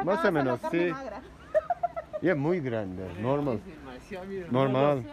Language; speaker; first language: Spanish; non-native, learner; Turkish